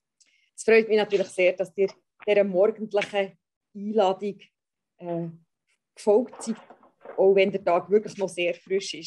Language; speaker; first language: German; native; German